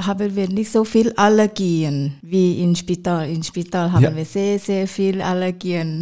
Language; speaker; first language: German; non-native, learner; Thai